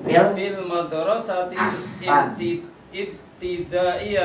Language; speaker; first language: Arabic; non-native, learner; Indonesian